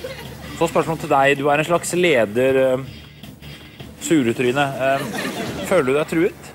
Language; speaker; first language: Norwegian; native; Norwegian